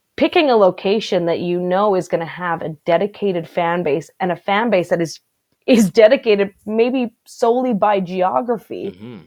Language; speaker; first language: English; native; English